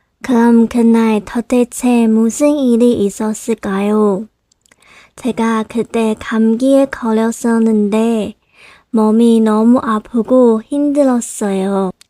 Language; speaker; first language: Korean; non-native, local second language; Chinese